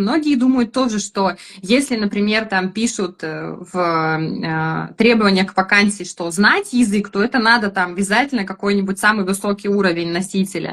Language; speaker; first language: Russian; native; Russian